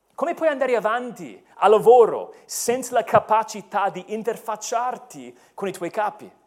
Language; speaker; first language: Italian; non-native, fluent; English